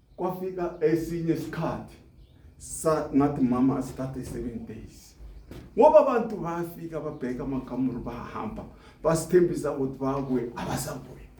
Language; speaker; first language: Zulu; non-native, local second language; Tsonga